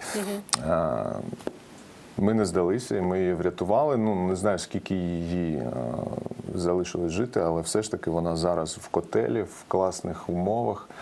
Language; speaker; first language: Ukrainian; non-native, local second language; Russian